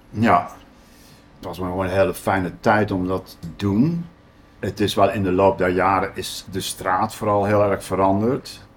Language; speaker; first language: Dutch; native; Dutch